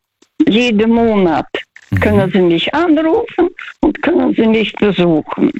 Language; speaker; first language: German; non-native, fluent; Russian